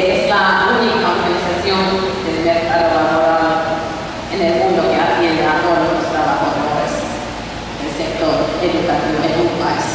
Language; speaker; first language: Spanish; non-native, learner; Finnish